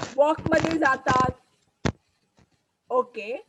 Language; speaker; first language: Marathi; non-native, local second language; Hindi